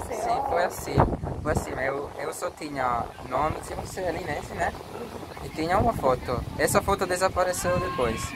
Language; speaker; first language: Portuguese; non-native, fluent; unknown